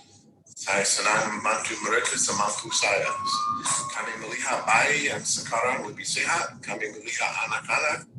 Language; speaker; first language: Indonesian; non-native, fluent; English